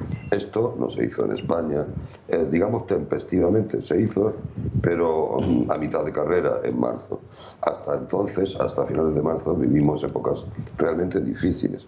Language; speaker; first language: Spanish; native; Spanish